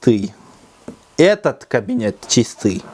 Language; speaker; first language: Russian; non-native, local second language; Kyrgyz